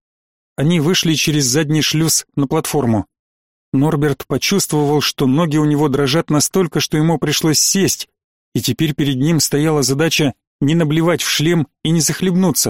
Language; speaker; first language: Russian; native; Russian